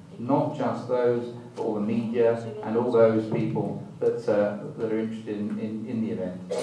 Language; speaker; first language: English; native; English